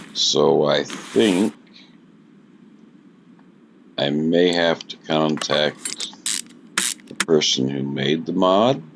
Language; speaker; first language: English; native; English